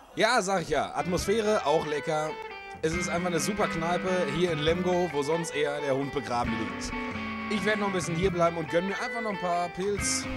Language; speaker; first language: German; native; German